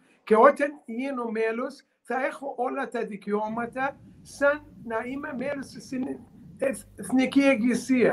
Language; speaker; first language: Greek; non-native, learner; Arabic